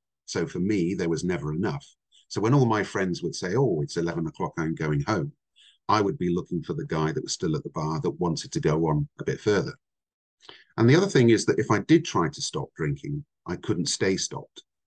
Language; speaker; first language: English; native; English